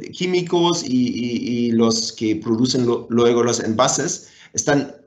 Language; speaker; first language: Spanish; non-native, fluent; German